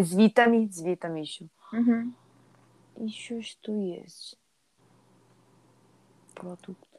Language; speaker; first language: Russian; non-native, learner; Korean